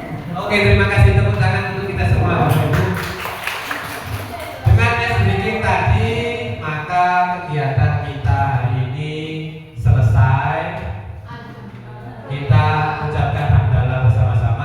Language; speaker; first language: Indonesian; native; Indonesian